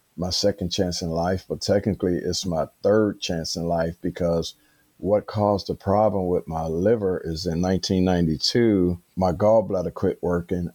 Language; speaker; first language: English; native; English